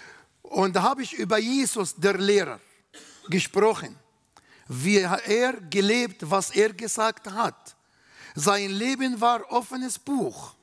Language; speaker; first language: German; non-native, learner; Arabic